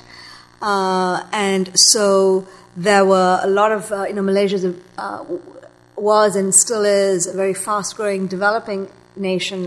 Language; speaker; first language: English; non-native, local second language; Tamil